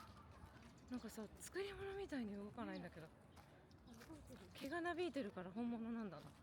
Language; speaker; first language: Japanese; native; Japanese